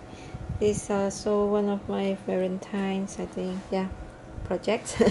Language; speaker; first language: English; non-native, learner; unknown